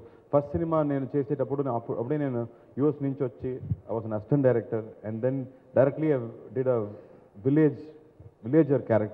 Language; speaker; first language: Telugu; non-native, learner; Tamil